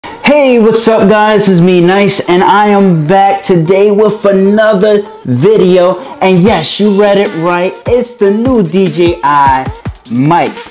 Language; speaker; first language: English; native; English